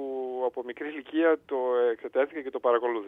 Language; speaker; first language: Greek; early bilingual, heritage; Greek